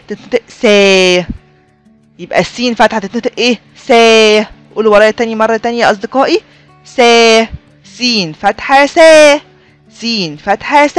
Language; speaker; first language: Arabic; native; Arabic